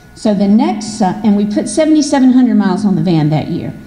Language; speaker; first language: English; native; English